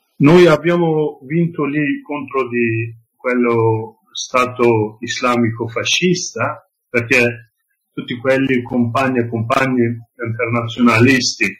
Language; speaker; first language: Italian; non-native, learner; Kurdish